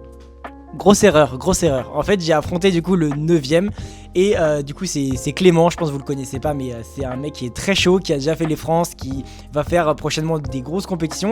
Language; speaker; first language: French; native; French